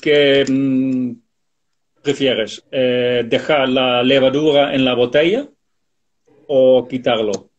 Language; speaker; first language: Spanish; non-native, fluent; Dutch